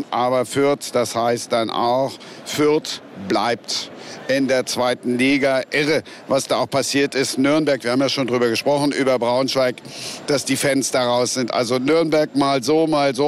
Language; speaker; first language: German; native; German